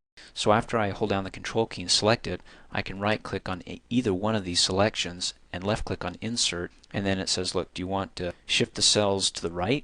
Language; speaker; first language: English; native; English